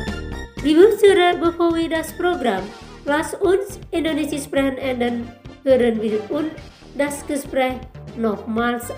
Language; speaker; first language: German; non-native, fluent; Indonesian